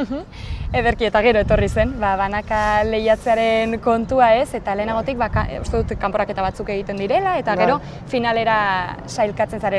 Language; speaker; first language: Basque; native; Basque